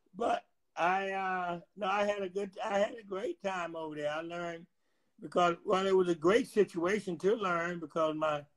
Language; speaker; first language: English; native; English